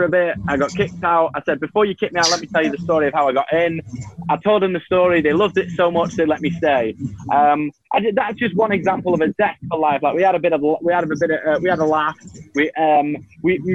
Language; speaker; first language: English; native; English